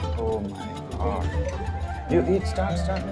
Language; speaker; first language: English; non-native, local second language; Malayalam